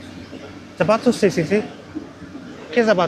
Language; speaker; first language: Spanish; non-native, learner; Hindi